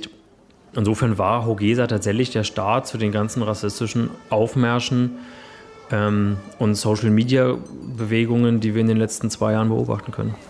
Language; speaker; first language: German; native; German